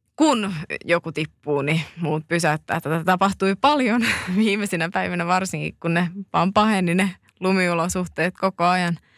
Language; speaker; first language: Finnish; native; Finnish